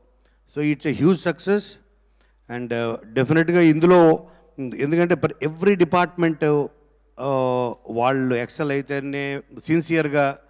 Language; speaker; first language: Telugu; native; Telugu